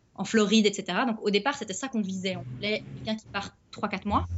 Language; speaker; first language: French; native; French